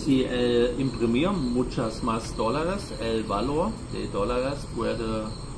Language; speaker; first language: Spanish; non-native, learner; German